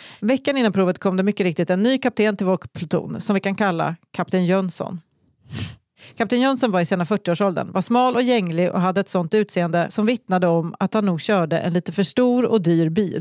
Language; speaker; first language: Swedish; native; Swedish